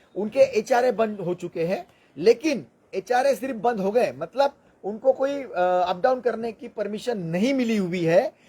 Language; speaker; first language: Hindi; non-native, local second language; Marathi